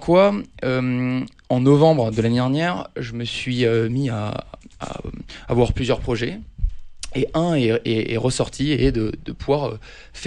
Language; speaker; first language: French; native; French